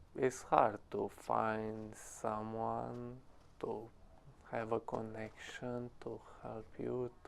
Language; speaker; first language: English; non-native, learner; Romanian